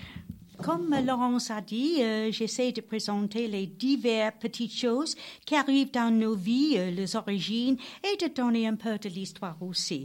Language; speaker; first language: French; non-native, learner; English